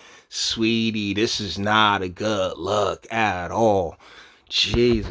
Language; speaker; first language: English; native; English